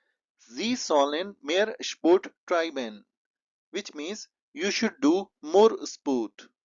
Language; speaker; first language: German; non-native, fluent; Hindi